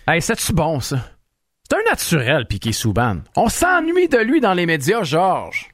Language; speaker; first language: French; native; French